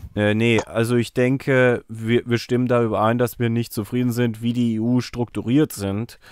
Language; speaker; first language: German; native; German